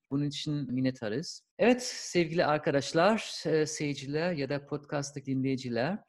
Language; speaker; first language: Turkish; non-native, fluent; German